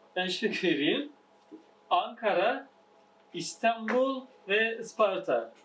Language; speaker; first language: Turkish; native; Turkish